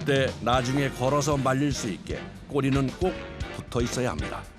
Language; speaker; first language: Korean; native; Korean